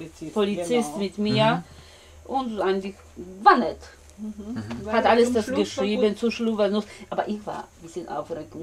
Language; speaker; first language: German; non-native, learner; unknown